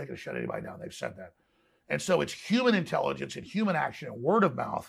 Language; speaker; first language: English; native; English